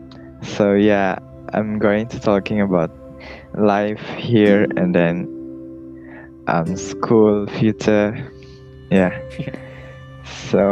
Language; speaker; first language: English; non-native, learner; Indonesian